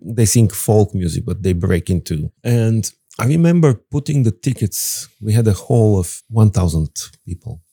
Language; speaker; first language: English; non-native, fluent; Bulgarian